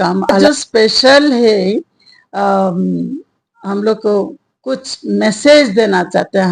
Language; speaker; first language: Hindi; non-native, local second language; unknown